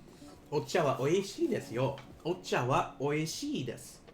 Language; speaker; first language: Japanese; non-native, learner; English